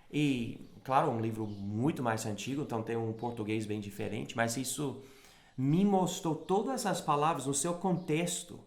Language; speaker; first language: Portuguese; non-native, fluent; English